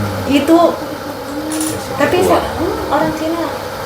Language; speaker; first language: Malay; non-native, local second language; Sundanese